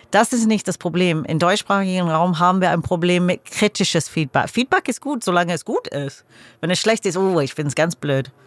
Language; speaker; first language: German; non-native, fluent; English